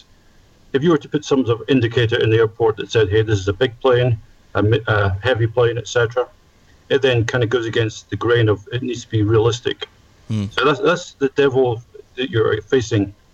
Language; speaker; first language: English; native; English